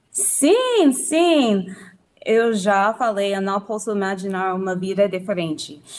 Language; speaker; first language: Portuguese; non-native, fluent; English